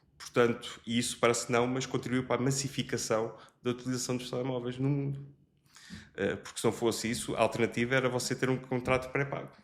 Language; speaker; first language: Portuguese; native; Portuguese